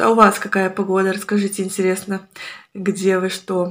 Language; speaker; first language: Russian; native; Russian